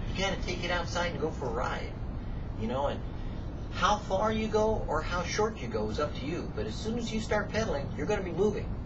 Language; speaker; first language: English; native; English